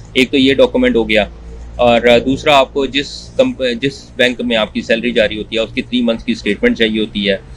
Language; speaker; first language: Urdu; non-native, local second language; Punjabi